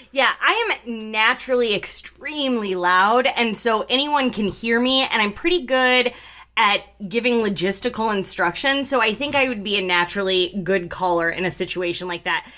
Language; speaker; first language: English; native; English